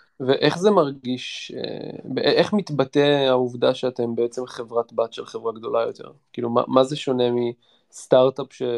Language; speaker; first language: Hebrew; native; Hebrew